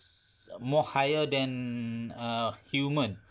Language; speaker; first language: English; non-native, learner; Malay